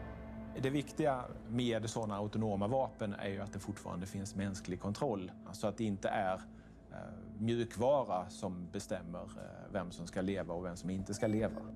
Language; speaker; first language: Swedish; native; Swedish